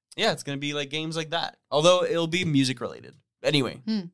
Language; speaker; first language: English; native; English